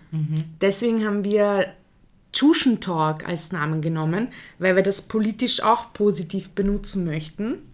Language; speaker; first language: German; early bilingual, other home language; Croatian